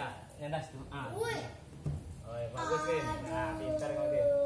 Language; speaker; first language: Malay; non-native, local second language; Minangkabau